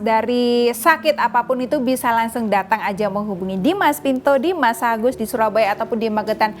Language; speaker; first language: Indonesian; native; Indonesian